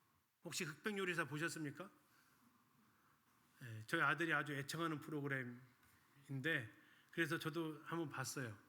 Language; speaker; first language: Korean; native; Korean